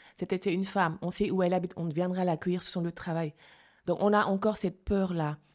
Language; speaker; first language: French; non-native, local second language; Fula